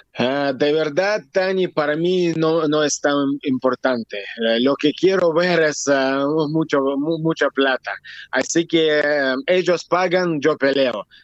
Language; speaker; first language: Spanish; non-native, learner; Russian